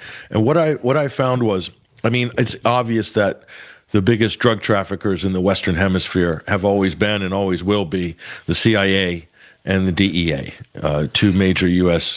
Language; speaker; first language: English; native; English